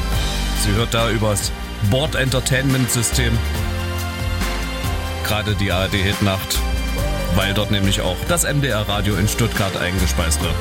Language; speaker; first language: German; native; German